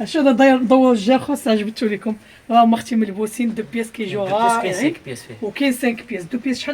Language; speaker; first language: Arabic; native; Arabic